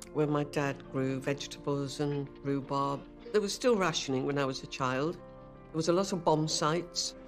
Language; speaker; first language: English; native; English